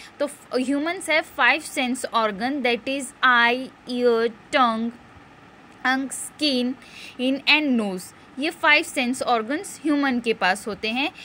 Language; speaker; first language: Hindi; non-native, local second language; Gujarati